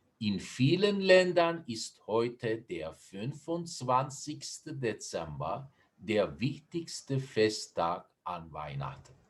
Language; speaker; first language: German; non-native, fluent; Turkish